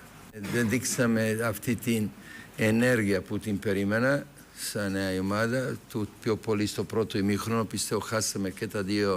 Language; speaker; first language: Greek; non-native, fluent; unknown